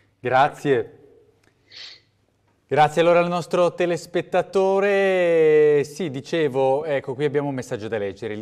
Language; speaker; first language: Italian; native; Italian